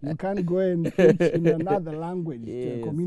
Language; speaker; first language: English; non-native, local second language; Shona